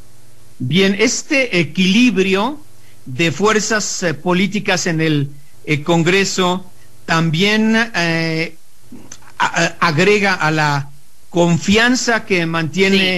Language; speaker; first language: Spanish; native; Spanish